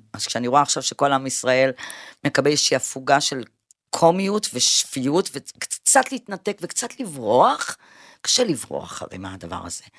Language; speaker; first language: Hebrew; early bilingual, other home language; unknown